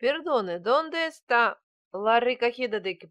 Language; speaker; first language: Spanish; non-native, learner; Russian